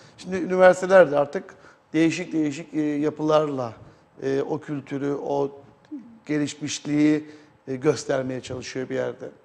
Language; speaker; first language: Turkish; native; Turkish